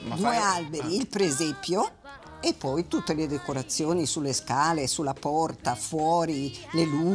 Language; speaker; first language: Italian; native; Italian